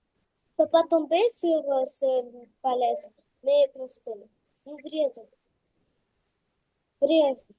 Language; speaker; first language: French; non-native, fluent; Russian